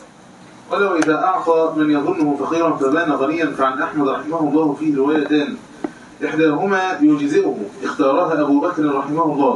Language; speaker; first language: Arabic; native; Arabic